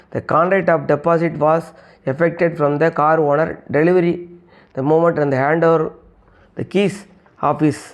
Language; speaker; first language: English; non-native, local second language; Tamil